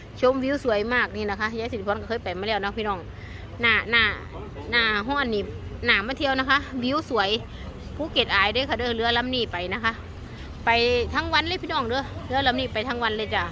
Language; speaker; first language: Thai; non-native, local second language; Lao